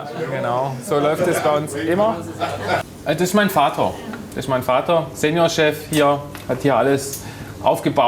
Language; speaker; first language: German; native; German